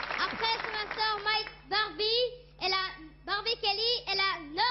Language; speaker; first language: French; non-native, learner; English